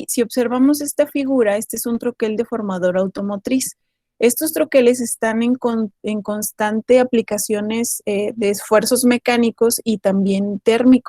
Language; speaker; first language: Spanish; native; Spanish